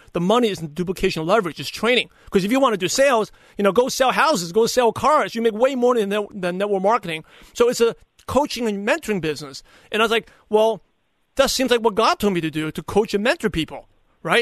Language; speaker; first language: English; native; English